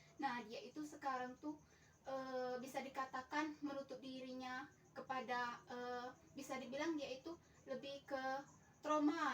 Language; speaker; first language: Indonesian; native; Indonesian